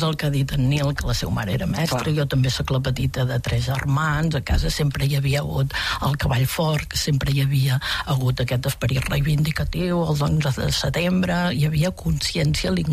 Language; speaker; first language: Catalan; native; Catalan